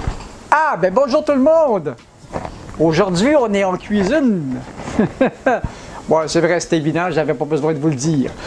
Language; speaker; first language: French; native; French